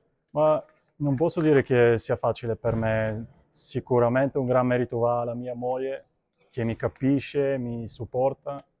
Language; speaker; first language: Italian; non-native, fluent; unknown